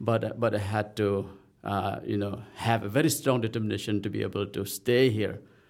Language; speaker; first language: English; non-native, local second language; Khasi